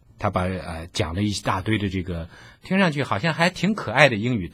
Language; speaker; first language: Chinese; native; Chinese